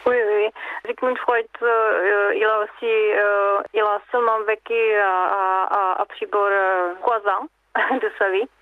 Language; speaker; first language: French; non-native, learner; Czech